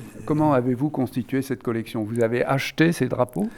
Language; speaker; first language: French; native; French